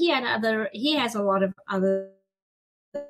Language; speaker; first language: English; native; English